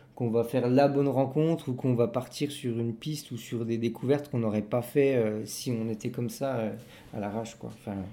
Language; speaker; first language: French; native; French